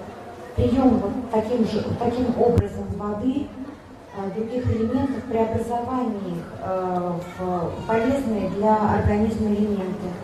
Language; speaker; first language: Russian; native; Russian